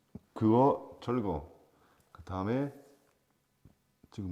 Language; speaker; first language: Korean; non-native, fluent; French